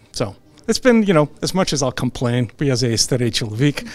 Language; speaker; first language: English; early bilingual, other home language; Ukrainian